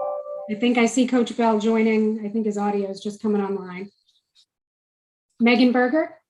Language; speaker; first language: English; native; English